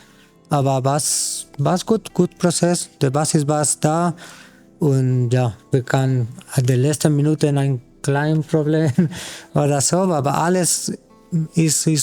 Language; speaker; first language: German; non-native, learner; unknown